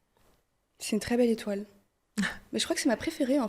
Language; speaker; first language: French; early bilingual, other home language; Portuguese